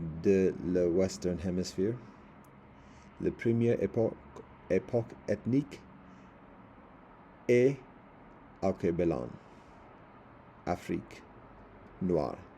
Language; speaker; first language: French; non-native, learner; English